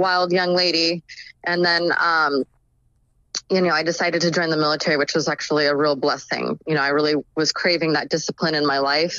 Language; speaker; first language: English; native; English